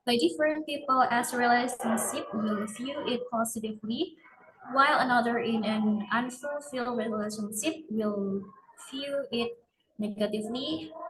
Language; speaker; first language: English; non-native, learner; Indonesian